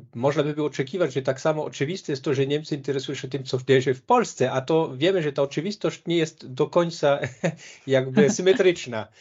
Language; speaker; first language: Polish; non-native, fluent; French